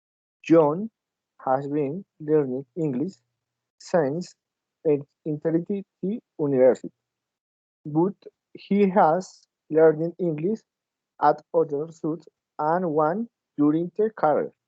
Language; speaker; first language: English; non-native, learner; Spanish